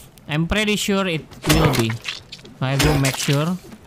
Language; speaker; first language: English; non-native, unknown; Indonesian